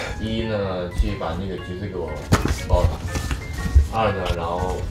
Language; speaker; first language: Chinese; non-native, learner; Korean